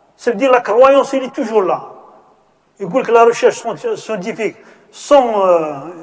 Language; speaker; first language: French; non-native, local second language; Arabic